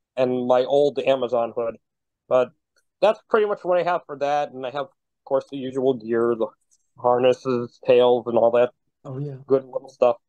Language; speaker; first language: English; native; English